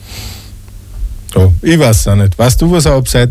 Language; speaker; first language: German; native; German